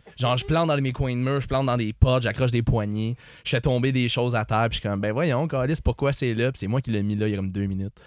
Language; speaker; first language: French; native; French